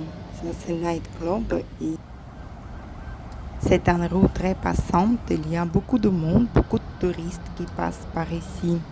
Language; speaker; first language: French; non-native, fluent; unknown